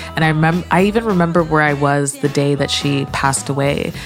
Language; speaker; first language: English; native; English